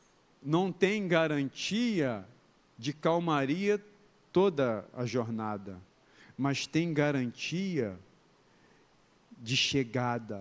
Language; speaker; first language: Portuguese; native; Portuguese